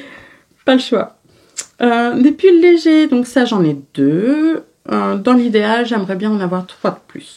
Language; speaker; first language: French; native; French